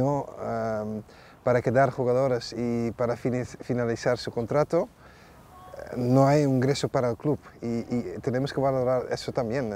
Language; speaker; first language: Spanish; non-native, fluent; Dutch